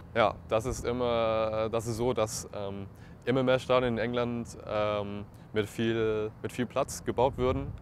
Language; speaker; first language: German; non-native, fluent; English